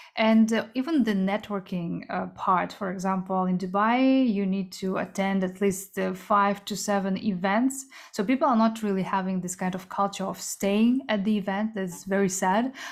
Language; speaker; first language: English; early bilingual, other home language; Korean